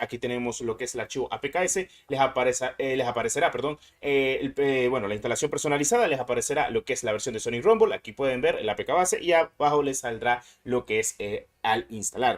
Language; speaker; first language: Spanish; native; Spanish